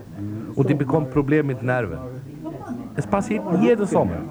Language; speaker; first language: German; non-native, learner; Swedish